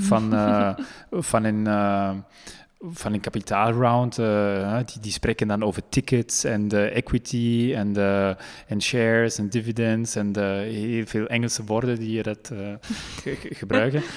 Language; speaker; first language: Dutch; non-native, local second language; French